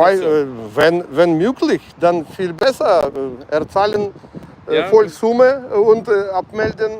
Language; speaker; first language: German; non-native, learner; Ukrainian